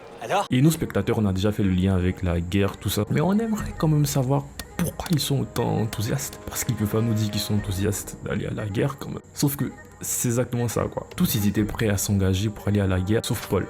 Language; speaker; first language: French; native; French